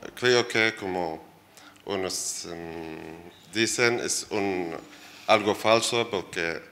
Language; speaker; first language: Spanish; non-native, learner; Arabic